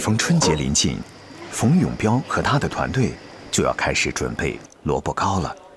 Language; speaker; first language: Chinese; native; Chinese